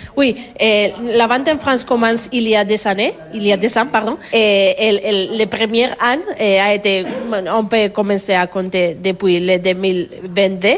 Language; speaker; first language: French; non-native, learner; Spanish